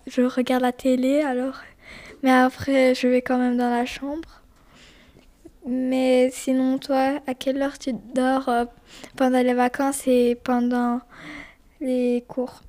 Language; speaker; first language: French; early bilingual, other home language; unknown